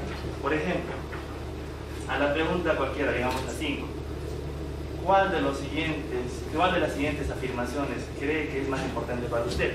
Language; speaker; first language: Spanish; native; Spanish